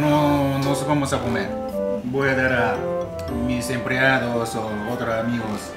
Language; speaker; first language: Spanish; non-native, learner; Japanese